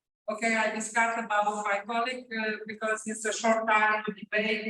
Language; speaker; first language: English; non-native, learner; Romanian